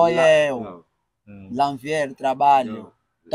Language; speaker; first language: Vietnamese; non-native, learner; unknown